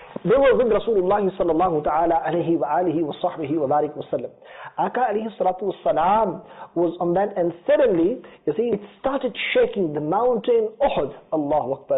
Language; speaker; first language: English; non-native, local second language; Urdu